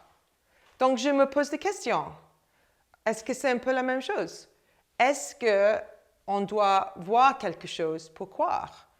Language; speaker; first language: French; non-native, fluent; English